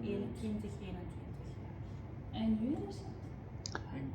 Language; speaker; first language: Dutch; native; Dutch